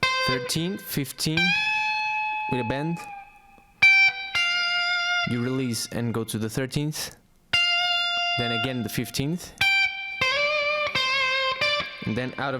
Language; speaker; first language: English; non-native, fluent; Portuguese